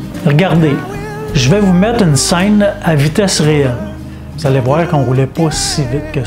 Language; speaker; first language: French; native; French